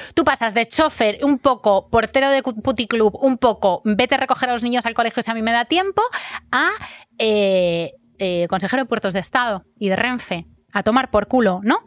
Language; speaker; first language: Spanish; native; Spanish